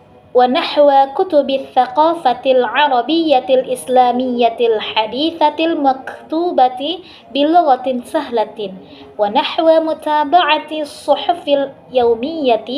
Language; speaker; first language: Arabic; non-native, learner; Indonesian